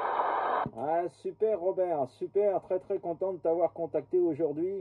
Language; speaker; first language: French; native; French